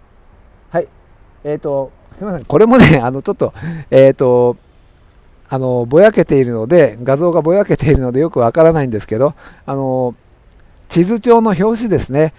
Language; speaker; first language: Japanese; native; Japanese